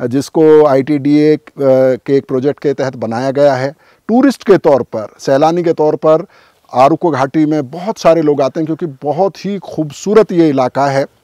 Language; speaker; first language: Hindi; native; Hindi